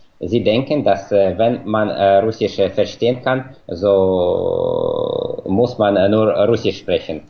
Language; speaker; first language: German; non-native, fluent; Russian